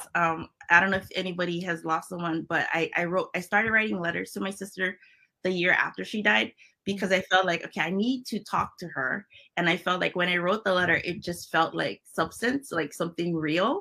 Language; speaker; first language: English; early bilingual, other home language; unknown